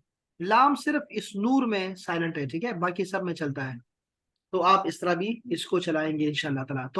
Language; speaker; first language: Urdu; native; Urdu